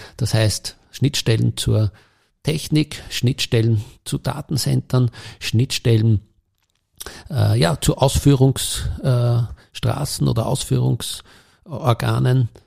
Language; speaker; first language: German; native; German